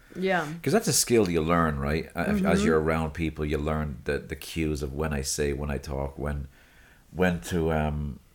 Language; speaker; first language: English; native; English